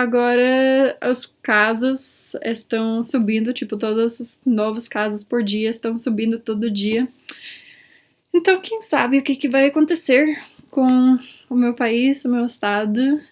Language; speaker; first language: Portuguese; early bilingual, heritage; Portuguese